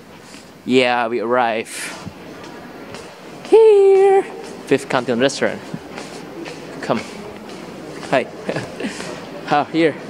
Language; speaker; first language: English; non-native, learner; Indonesian